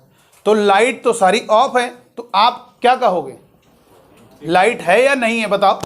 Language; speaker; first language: Hindi; native; Hindi